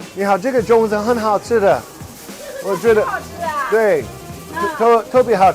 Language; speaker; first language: Chinese; non-native, learner; English